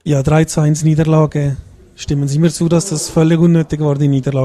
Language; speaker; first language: German; native; German